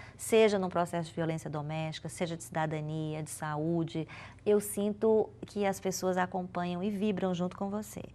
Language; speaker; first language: Portuguese; native; Portuguese